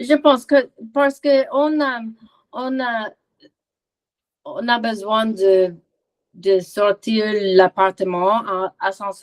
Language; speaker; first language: French; non-native, learner; English